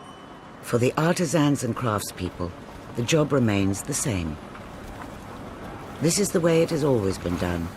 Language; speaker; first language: English; native; English